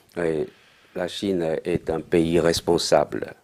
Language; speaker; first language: French; non-native, fluent; Chinese